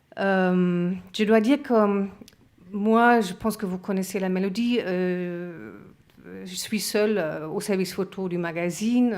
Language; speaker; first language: French; non-native, fluent; German